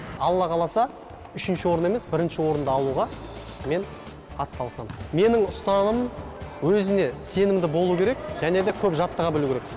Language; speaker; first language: Kazakh; non-native, local second language; Russian